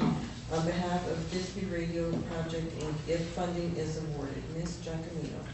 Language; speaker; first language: English; native; English